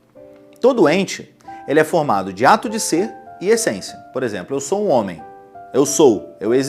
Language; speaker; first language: Portuguese; native; Portuguese